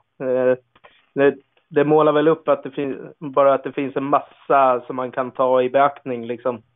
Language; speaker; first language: Swedish; native; Swedish